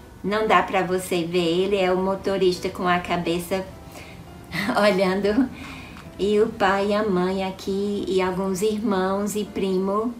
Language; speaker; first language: Portuguese; non-native, fluent; English